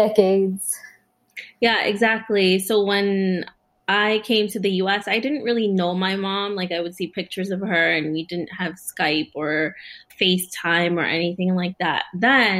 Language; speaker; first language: English; early bilingual, other home language; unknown